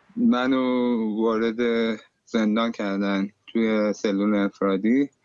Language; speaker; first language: Persian; native; Persian